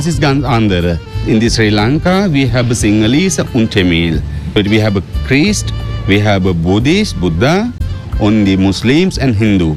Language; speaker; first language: German; non-native, learner; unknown